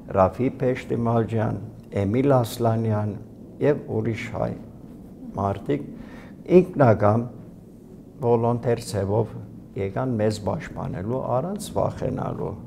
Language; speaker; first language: Armenian; early bilingual, heritage; Armenian